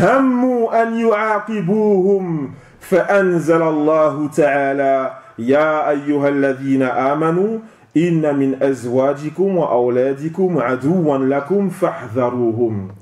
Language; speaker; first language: Arabic; non-native, fluent; French